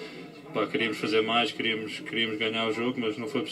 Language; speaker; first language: Portuguese; early bilingual, other home language; English